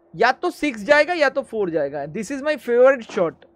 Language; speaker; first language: Hindi; non-native, local second language; Bangla